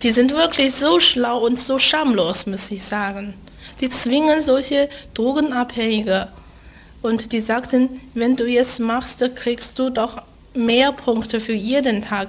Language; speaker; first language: German; non-native, fluent; Chinese